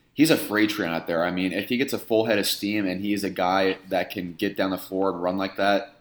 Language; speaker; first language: English; native; English